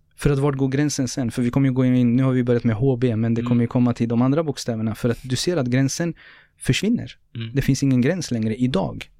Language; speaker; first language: Swedish; native; Swedish